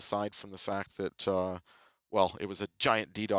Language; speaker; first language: English; native; English